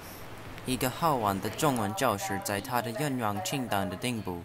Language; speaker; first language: Chinese; non-native, learner; English